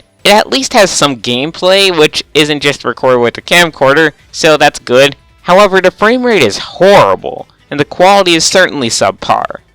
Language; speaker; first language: English; native; English